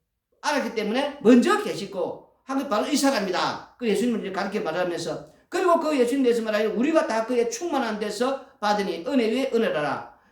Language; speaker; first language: Korean; native; Korean